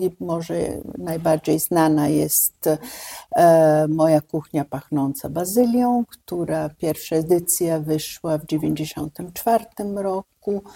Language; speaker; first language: Polish; non-native, fluent; Italian